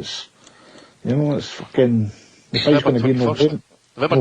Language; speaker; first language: English; native; English